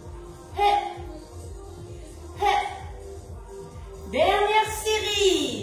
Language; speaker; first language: French; native; French